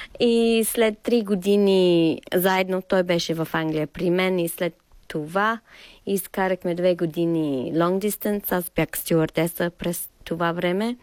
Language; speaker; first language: Bulgarian; non-native, fluent; English